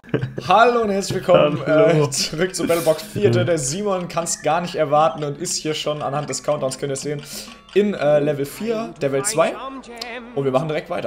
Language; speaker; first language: German; native; German